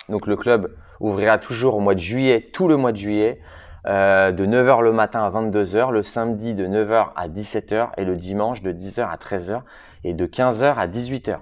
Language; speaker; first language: French; native; French